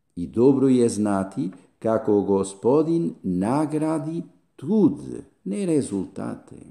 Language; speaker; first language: Croatian; non-native, fluent; Spanish